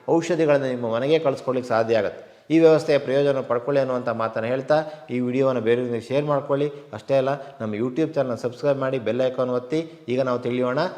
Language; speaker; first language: Kannada; native; Kannada